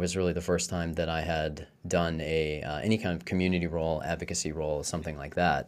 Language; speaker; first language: English; native; English